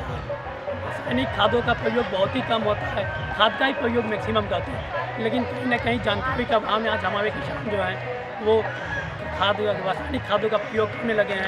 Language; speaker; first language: Hindi; native; Hindi